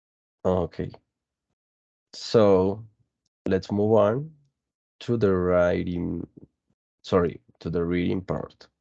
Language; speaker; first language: English; non-native, fluent; Spanish